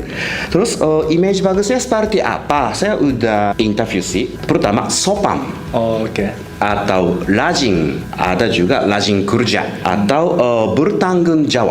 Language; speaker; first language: Indonesian; non-native, fluent; Japanese